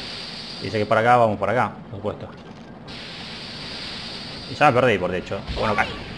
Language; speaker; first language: Spanish; native; Spanish